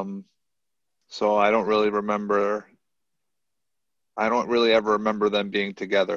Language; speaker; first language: English; native; English